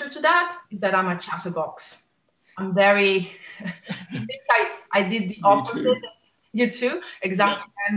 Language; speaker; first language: English; non-native, fluent; Italian